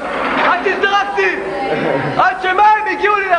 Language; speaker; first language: Hebrew; native; Hebrew